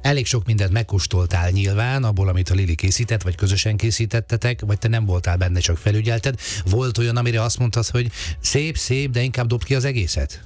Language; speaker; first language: Hungarian; native; Hungarian